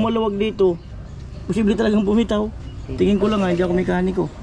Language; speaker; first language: Filipino; native; Filipino